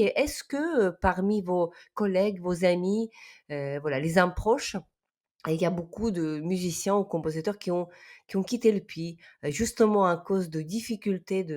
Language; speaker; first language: French; non-native, fluent; Ukrainian